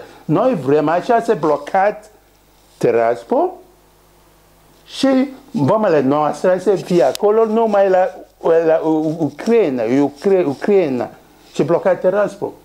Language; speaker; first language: Romanian; non-native, learner; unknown